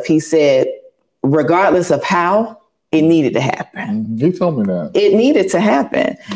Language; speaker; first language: English; native; English